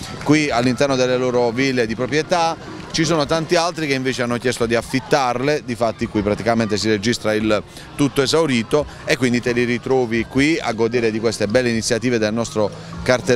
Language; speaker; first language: Italian; native; Italian